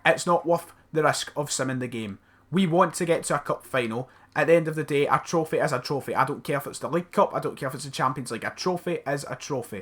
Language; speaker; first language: English; native; English